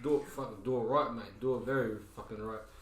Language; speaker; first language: English; native; English